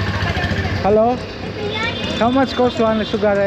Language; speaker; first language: English; non-native, learner; Greek